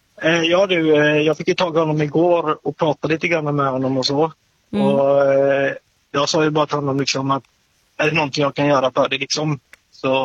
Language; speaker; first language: Swedish; native; Swedish